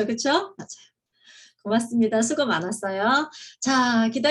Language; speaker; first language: Korean; native; Korean